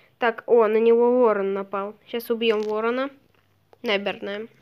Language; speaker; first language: Russian; native; Russian